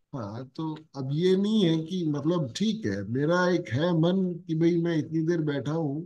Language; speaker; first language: Hindi; non-native, local second language; Marwari